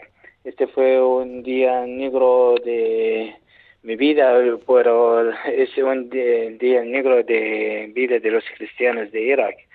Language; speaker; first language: Spanish; non-native, learner; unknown